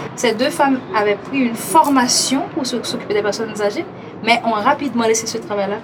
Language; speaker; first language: French; non-native, local second language; Haitian Creole